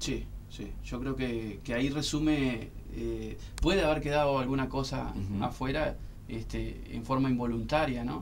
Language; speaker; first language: Spanish; native; Spanish